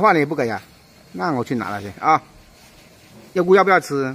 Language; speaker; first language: Chinese; native; Chinese